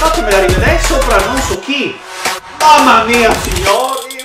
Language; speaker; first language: Italian; native; Italian